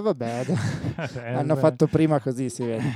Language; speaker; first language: Italian; native; Italian